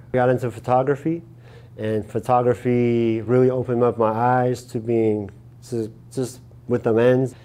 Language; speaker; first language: English; native; English